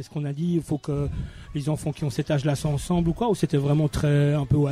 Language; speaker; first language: French; native; French